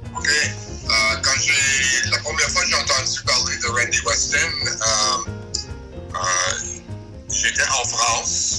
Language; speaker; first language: French; early bilingual, other home language; English